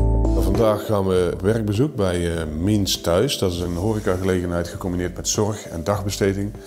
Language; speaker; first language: Dutch; native; Dutch